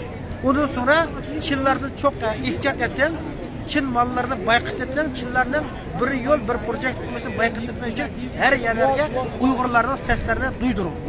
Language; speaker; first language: Turkish; non-native, learner; Uyghur